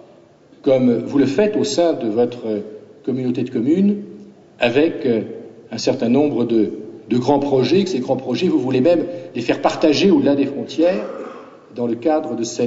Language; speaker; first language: French; native; French